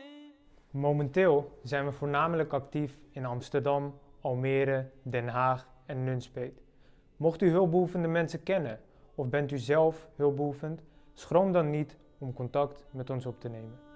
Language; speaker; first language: Dutch; early bilingual, other home language; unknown